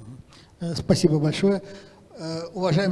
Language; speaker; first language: Russian; native; Russian